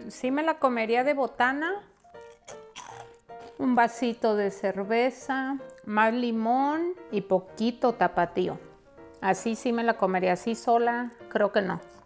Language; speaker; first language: Spanish; native; Spanish